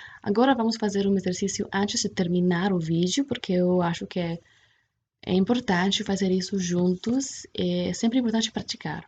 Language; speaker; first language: Portuguese; non-native, fluent; English